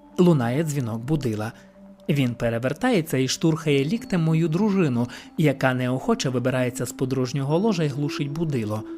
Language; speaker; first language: Ukrainian; native; Ukrainian